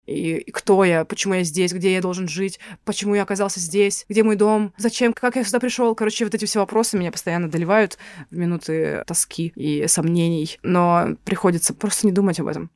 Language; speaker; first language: Russian; native; Russian